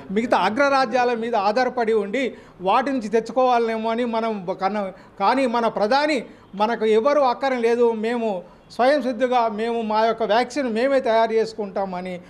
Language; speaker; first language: Telugu; native; Telugu